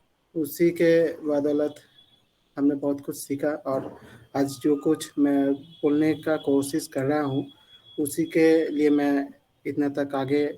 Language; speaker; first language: Hindi; non-native, local second language; Bangla